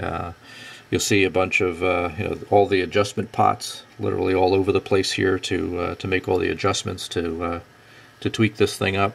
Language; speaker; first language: English; native; English